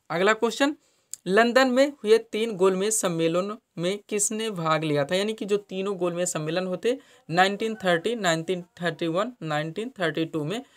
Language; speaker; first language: Hindi; native; Hindi